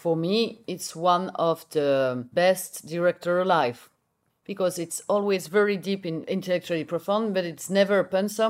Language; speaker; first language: English; non-native, learner; French